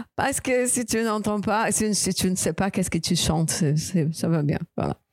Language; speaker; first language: French; non-native, fluent; Portuguese